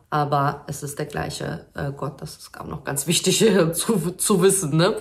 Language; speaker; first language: German; early bilingual, other home language; Polish